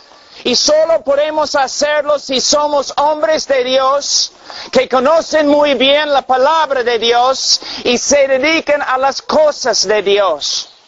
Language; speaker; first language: Spanish; non-native, fluent; English